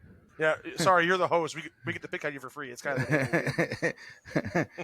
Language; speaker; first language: English; native; English